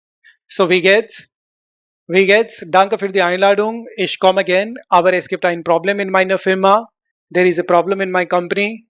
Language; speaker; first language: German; non-native, fluent; Hindi